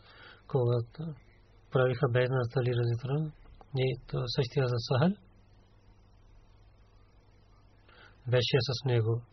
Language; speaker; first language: Bulgarian; non-native, learner; Urdu